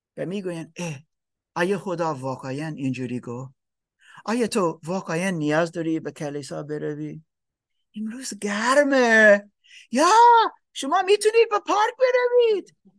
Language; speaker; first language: Persian; non-native, fluent; English